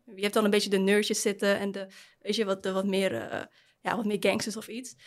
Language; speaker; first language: Dutch; early bilingual, other home language; Arabic